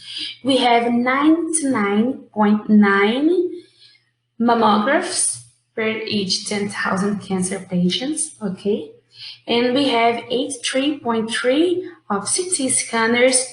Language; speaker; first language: English; non-native, fluent; Portuguese